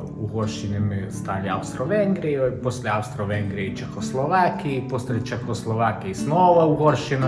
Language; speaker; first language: Ukrainian; non-native, local second language; Hungarian